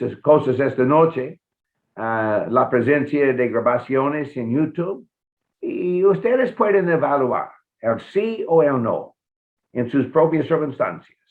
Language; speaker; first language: Spanish; non-native, fluent; English